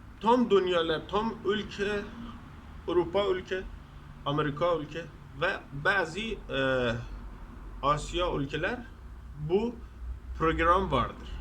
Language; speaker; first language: Turkish; non-native, learner; Persian